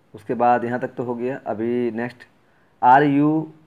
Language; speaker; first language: Hindi; native; Hindi